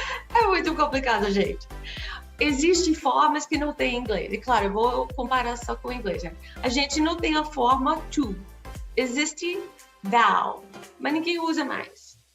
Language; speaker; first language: Portuguese; non-native, fluent; English